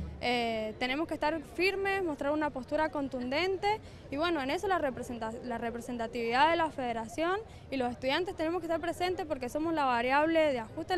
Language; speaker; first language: Spanish; native; Spanish